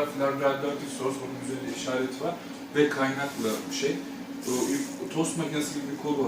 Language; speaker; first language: Turkish; native; Turkish